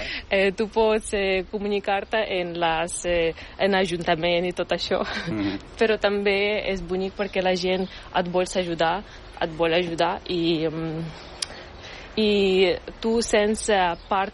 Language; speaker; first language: Catalan; non-native, fluent; Ukrainian